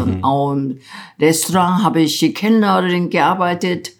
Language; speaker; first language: German; non-native, fluent; Korean